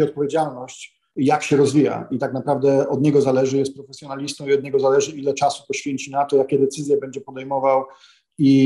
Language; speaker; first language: Polish; native; Polish